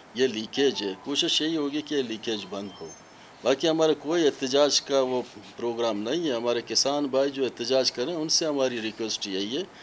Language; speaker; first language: Urdu; non-native, local second language; Baluchi